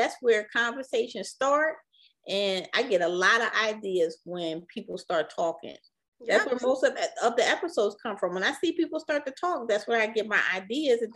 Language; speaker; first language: English; native; English